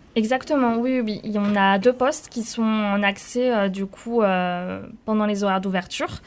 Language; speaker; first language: French; native; French